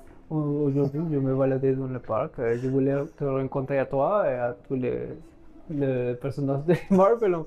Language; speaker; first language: French; non-native, fluent; Spanish